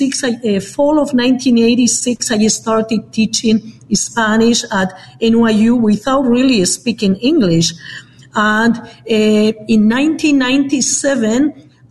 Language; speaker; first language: English; non-native, fluent; Spanish